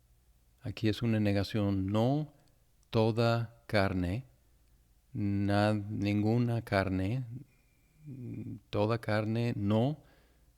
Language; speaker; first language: Spanish; non-native, fluent; English